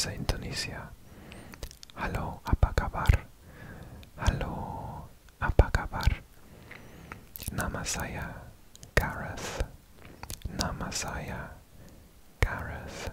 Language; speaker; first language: Indonesian; non-native, learner; English